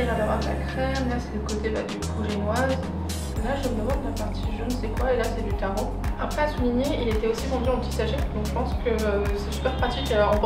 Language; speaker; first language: French; native; French